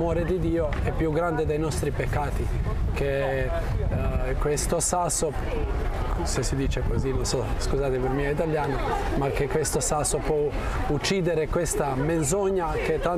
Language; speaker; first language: Italian; non-native, fluent; Croatian